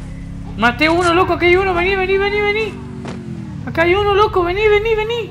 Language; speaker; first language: Spanish; native; Spanish